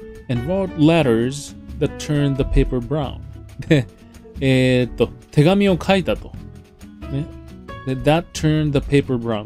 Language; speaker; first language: English; non-native, fluent; Japanese